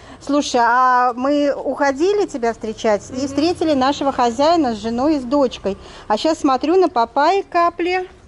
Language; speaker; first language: Russian; native; Russian